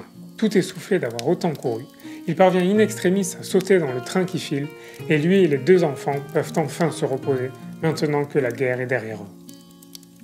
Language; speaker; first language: French; native; French